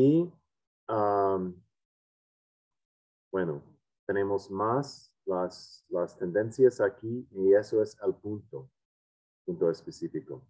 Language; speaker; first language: Spanish; non-native, fluent; English